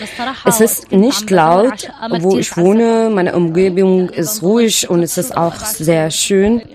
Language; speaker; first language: German; non-native, learner; Arabic